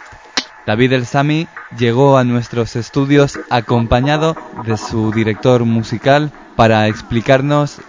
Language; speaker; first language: Spanish; native; Spanish